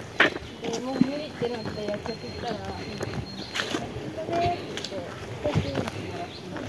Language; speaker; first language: Japanese; native; Japanese